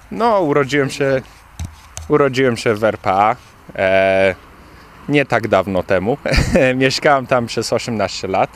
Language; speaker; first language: Polish; early bilingual, heritage; Polish